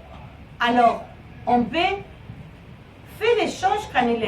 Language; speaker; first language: French; non-native, learner; Spanish